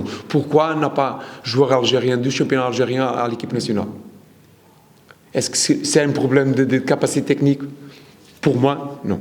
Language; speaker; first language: French; non-native, learner; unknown